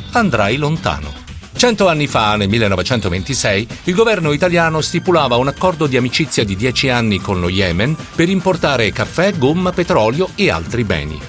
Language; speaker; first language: Italian; native; Italian